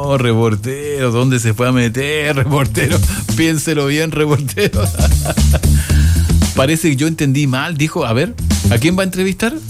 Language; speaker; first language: Spanish; native; Spanish